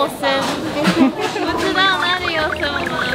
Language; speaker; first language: Chinese; non-native, fluent; Japanese